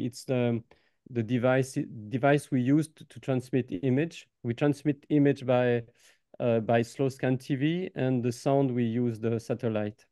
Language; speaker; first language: English; non-native, fluent; French